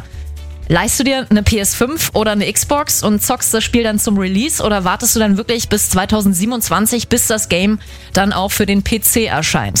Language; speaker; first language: German; native; German